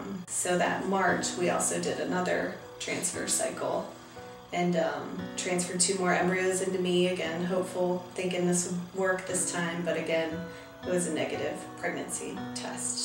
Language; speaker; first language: English; native; English